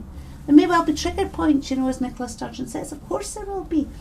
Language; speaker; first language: English; native; English